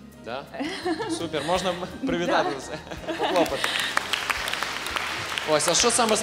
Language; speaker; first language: Ukrainian; native; Ukrainian